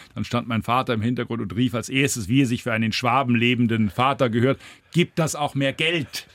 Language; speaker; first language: German; native; German